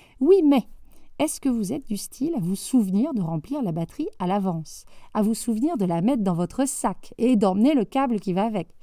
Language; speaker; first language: French; native; French